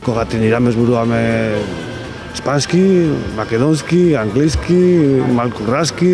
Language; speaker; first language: Macedonian; non-native, learner; Spanish